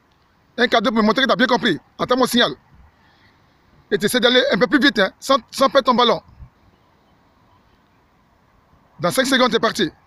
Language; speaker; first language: French; native; French